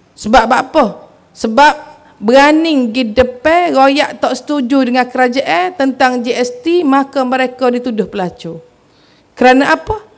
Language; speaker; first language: Malay; native; Malay